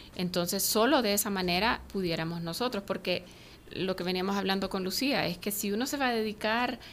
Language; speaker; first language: Spanish; early bilingual, heritage; Spanish